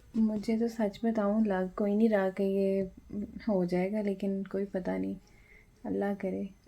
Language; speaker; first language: Urdu; non-native, local second language; Punjabi